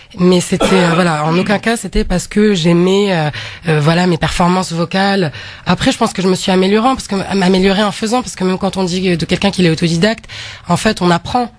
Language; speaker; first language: French; non-native, local second language; Arabic